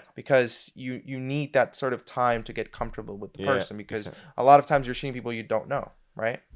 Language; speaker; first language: English; non-native, fluent; Spanish